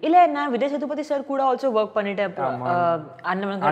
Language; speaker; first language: Tamil; non-native, learner; Hindi